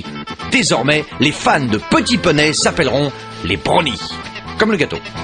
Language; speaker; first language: French; native; French